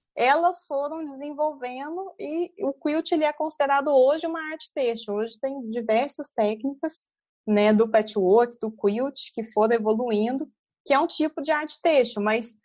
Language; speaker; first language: Portuguese; native; Portuguese